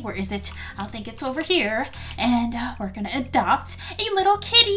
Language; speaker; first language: English; native; English